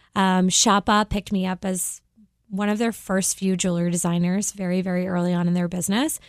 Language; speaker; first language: English; native; English